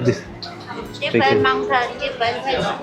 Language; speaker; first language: English; non-native, learner; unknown